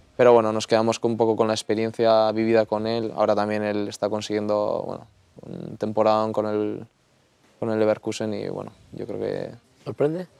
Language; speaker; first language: Spanish; native; Spanish